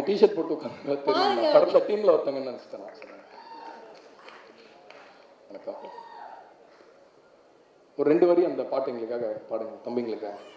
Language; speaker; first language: Tamil; native; Tamil